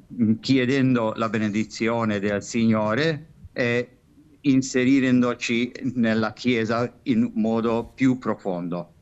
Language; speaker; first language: Italian; non-native, fluent; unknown